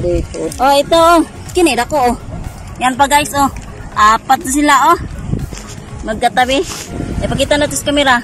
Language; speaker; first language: Filipino; non-native, local second language; Cebuano